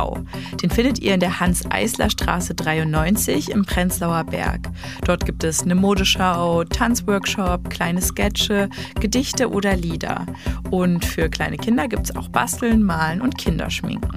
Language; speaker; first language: German; native; German